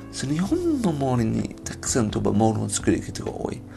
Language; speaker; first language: Japanese; non-native, learner; English